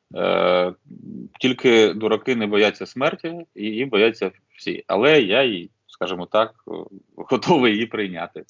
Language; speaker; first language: Ukrainian; non-native, local second language; Russian